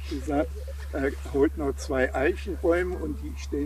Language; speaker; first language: German; native; German